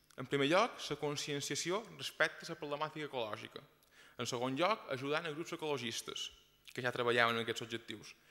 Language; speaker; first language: Catalan; native; Catalan